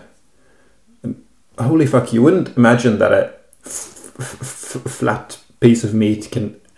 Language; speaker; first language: English; non-native, fluent; Norwegian